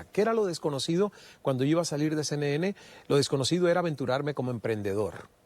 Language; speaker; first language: Spanish; native; Spanish